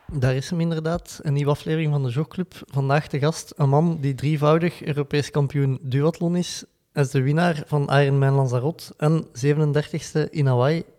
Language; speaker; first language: Dutch; native; Dutch